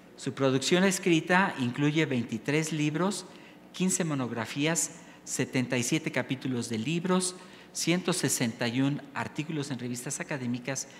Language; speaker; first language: Spanish; native; Spanish